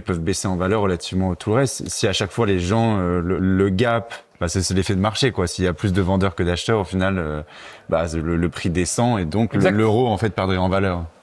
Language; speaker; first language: French; native; French